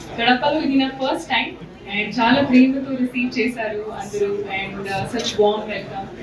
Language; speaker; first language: Telugu; non-native, learner; Hindi